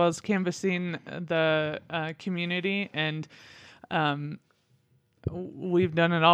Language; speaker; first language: English; native; English